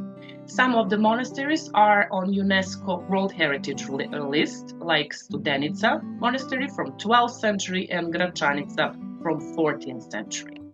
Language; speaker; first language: English; non-native, fluent; Serbian